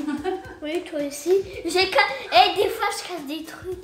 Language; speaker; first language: French; native; French